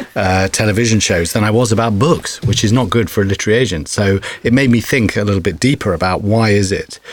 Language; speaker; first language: English; non-native, fluent; Dutch